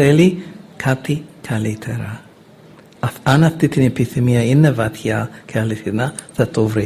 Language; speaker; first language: Greek; non-native, fluent; English